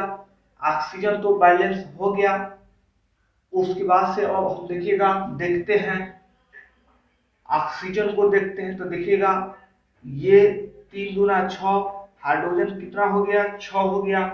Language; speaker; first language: Hindi; native; Hindi